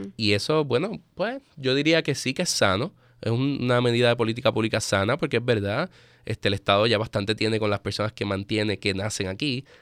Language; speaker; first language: Spanish; native; Spanish